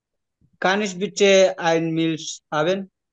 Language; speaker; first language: German; non-native, learner; Bangla